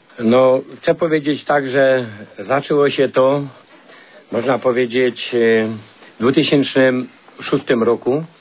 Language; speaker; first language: Polish; native; Polish